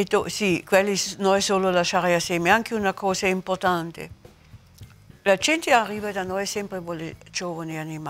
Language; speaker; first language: Italian; non-native, learner; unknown